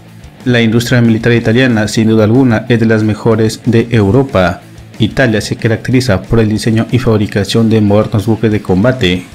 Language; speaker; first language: Spanish; native; Spanish